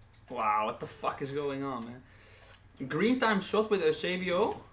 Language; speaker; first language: English; non-native, fluent; Dutch